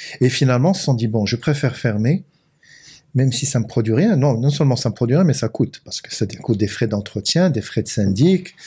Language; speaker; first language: French; non-native, local second language; Arabic